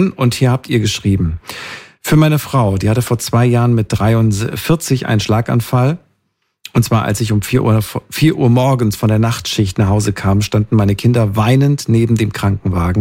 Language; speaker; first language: German; native; German